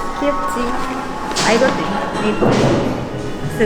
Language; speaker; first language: Korean; non-native, fluent; Japanese